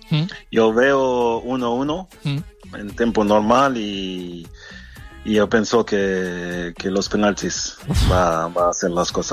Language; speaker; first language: Spanish; non-native, fluent; French